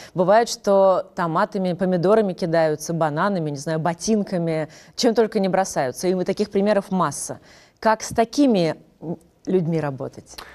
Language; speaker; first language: Russian; native; Russian